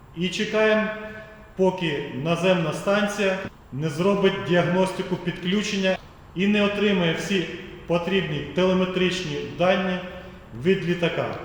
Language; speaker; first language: Ukrainian; native; Ukrainian